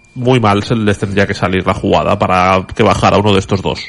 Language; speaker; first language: Spanish; non-native, local second language; Catalan